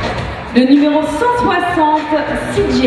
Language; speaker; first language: French; native; French